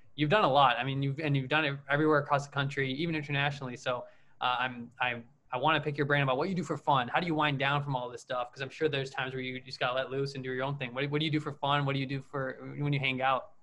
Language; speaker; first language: English; native; English